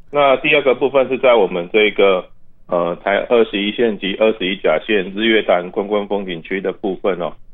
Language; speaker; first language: Chinese; native; Chinese